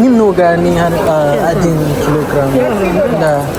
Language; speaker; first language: Russian; non-native, learner; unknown